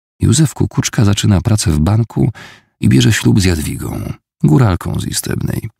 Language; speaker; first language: Polish; native; Polish